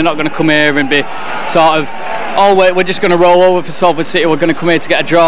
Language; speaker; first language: English; native; English